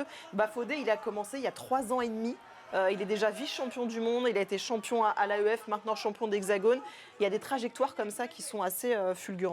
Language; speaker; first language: French; native; French